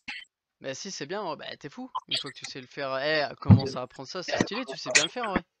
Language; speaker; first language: French; native; French